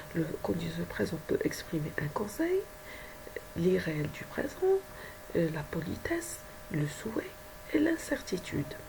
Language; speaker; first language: French; non-native, local second language; Arabic